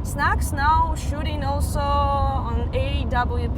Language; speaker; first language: English; non-native, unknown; Russian